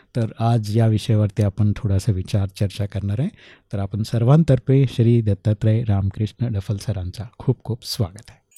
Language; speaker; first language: Marathi; non-native, local second language; Hindi